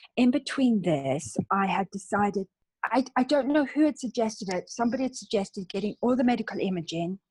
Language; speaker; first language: English; native; English